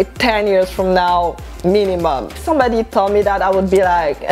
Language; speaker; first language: English; non-native, local second language; French